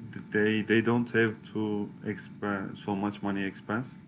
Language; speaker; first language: English; non-native, learner; Turkish